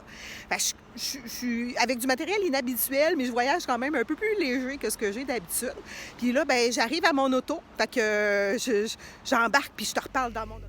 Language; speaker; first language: French; native; French